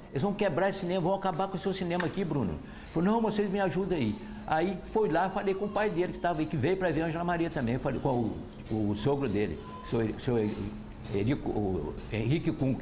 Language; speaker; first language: Portuguese; native; Portuguese